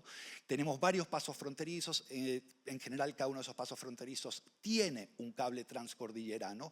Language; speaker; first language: Spanish; native; Spanish